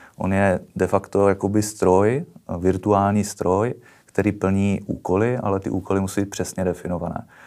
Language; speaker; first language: Czech; native; Czech